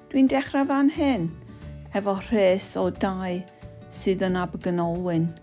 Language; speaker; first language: Welsh; non-native, local second language; English